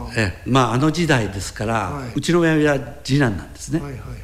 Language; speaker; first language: Japanese; native; Japanese